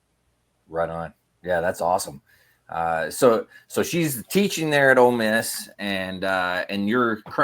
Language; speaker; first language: English; native; English